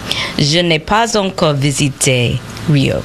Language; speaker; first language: French; non-native, learner; English